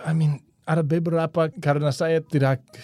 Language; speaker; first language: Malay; non-native, learner; English